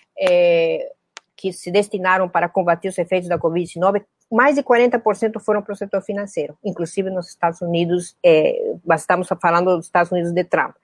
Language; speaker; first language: Portuguese; non-native, fluent; Spanish